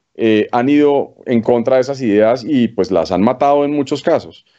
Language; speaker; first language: Spanish; native; Spanish